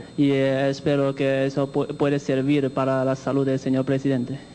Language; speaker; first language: Spanish; non-native, local second language; Chinese